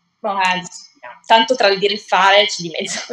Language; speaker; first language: Italian; native; Italian